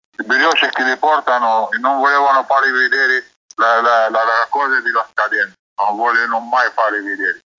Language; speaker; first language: Italian; non-native, learner; Arabic